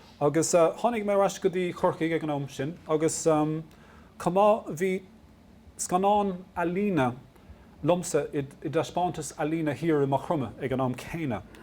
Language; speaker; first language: Irish; non-native, local second language; English